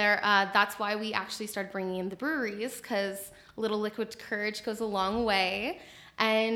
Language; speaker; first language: English; native; English